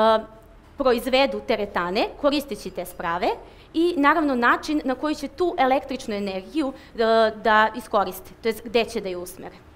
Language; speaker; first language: Serbian; native; Serbian